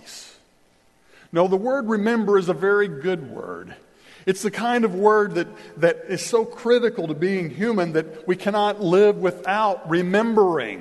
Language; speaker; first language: English; native; English